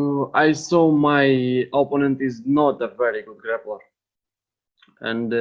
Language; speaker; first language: English; non-native, learner; Romanian